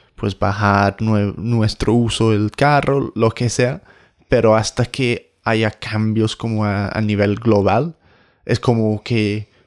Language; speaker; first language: Spanish; non-native, fluent; English